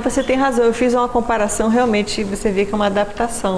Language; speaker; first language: Portuguese; native; Portuguese